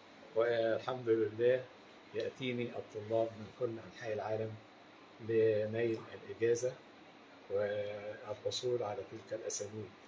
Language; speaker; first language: Arabic; native; Arabic